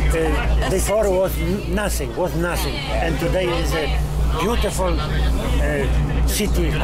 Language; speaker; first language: English; non-native, learner; Polish